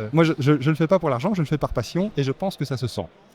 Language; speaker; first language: French; native; French